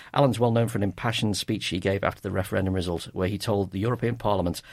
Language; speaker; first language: English; native; English